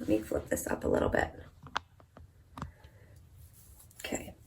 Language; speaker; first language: English; native; English